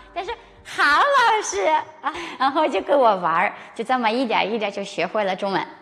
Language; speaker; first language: Chinese; non-native, fluent; Ukrainian